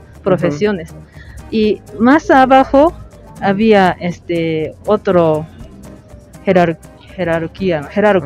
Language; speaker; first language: Spanish; non-native, learner; Japanese